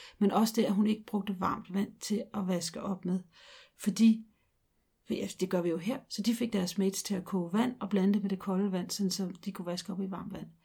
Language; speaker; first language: Danish; native; Danish